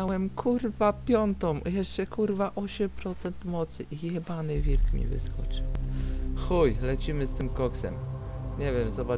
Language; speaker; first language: Polish; native; Polish